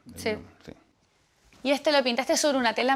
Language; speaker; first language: Spanish; native; Spanish